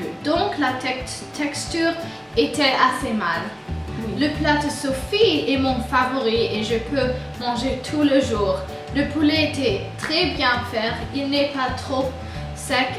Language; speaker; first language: French; non-native, learner; English